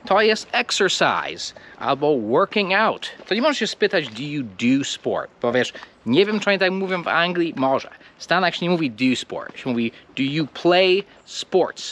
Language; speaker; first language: Polish; non-native, fluent; English